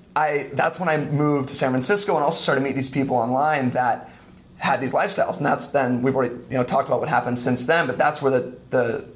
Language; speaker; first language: English; native; English